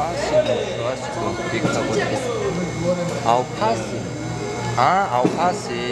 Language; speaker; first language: Portuguese; non-native, learner; Korean